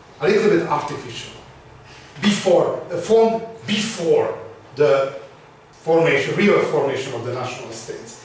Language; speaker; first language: English; non-native, learner; Hungarian